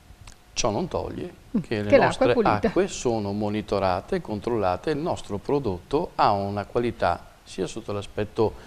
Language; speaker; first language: Italian; native; Italian